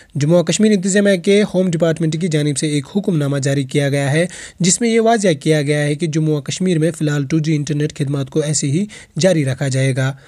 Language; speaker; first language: Urdu; non-native, local second language; Kashmiri